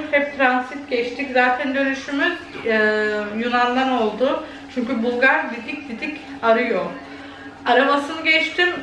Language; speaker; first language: Turkish; early bilingual, heritage; Turkish